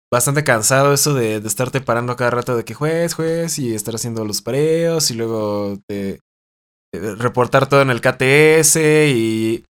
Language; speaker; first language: Spanish; native; Spanish